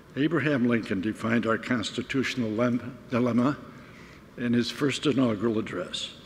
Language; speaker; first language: English; native; English